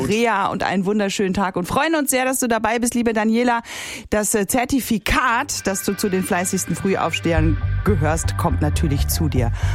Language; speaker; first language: German; native; German